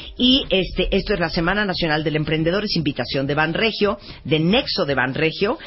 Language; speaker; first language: Spanish; early bilingual, other home language; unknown